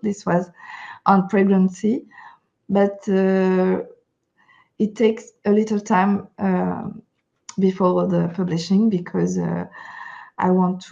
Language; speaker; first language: English; non-native, fluent; French